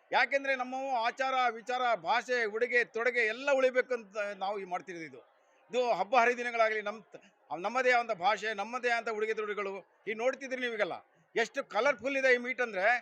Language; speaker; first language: Kannada; non-native, local second language; Lambadi